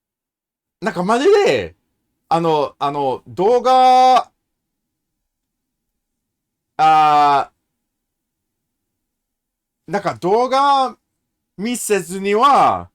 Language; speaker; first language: Japanese; non-native, learner; English